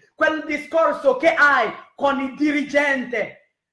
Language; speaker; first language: Italian; non-native, fluent; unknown